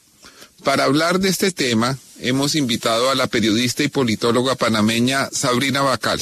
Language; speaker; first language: Spanish; native; Spanish